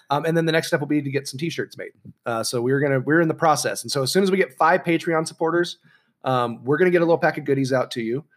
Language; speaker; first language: English; native; English